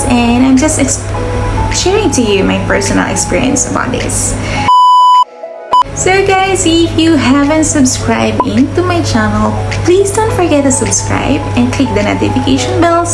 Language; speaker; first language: English; non-native, local second language; Filipino